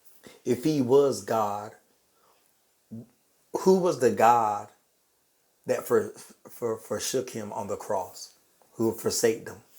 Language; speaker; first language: English; native; English